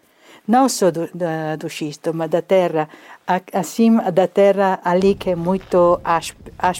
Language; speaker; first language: Portuguese; non-native, fluent; Italian